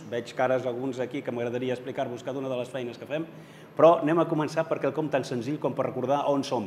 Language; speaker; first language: Catalan; native; Catalan